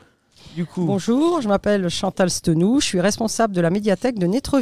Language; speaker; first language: French; native; French